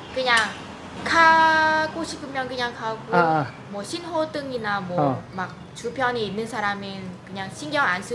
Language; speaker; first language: Korean; non-native, learner; Vietnamese